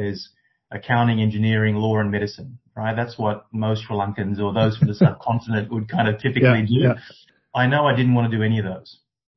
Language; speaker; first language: English; native; English